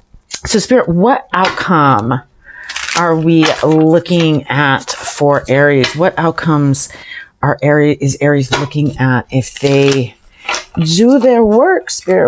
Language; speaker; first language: English; native; English